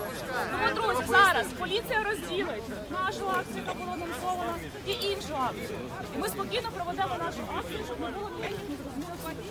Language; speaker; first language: Ukrainian; native; Ukrainian